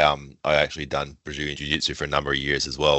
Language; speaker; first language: English; native; English